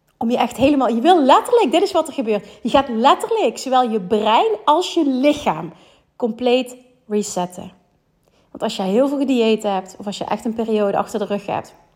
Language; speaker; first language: Dutch; native; Dutch